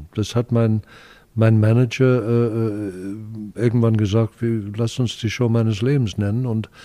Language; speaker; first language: German; non-native, fluent; English